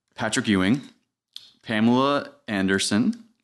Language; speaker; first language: English; native; English